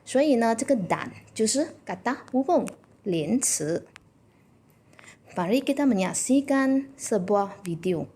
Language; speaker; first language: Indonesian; non-native, local second language; Chinese